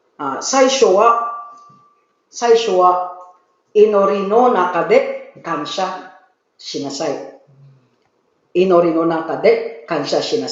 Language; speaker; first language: Japanese; non-native, learner; Filipino